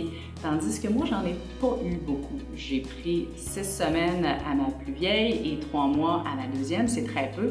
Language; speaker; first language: French; native; French